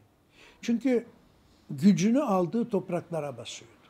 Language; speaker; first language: Turkish; non-native, local second language; Greek